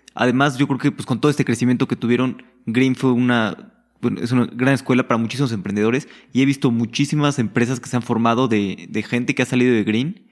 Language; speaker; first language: Spanish; native; Spanish